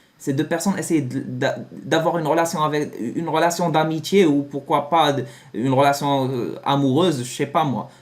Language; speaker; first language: French; non-native, fluent; Arabic